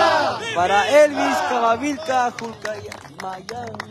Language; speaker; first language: Spanish; native; Spanish